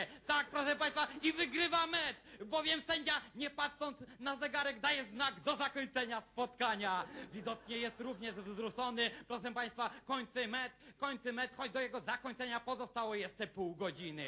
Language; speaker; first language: Polish; native; Polish